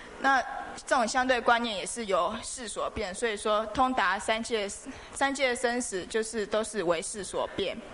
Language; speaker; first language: Chinese; native; Chinese